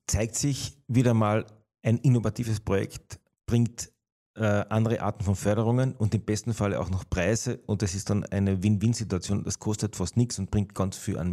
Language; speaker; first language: German; native; German